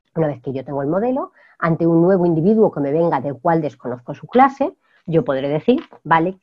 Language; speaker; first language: Spanish; native; Spanish